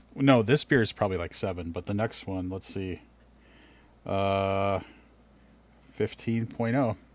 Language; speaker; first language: English; native; English